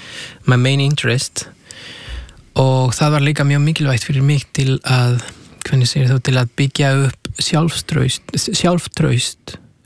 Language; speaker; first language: Icelandic; non-native, fluent; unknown